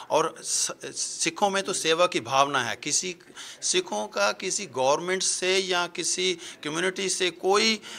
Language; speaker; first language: Hindi; non-native, local second language; Punjabi